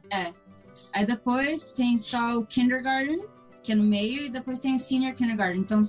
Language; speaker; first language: Portuguese; early bilingual, heritage; English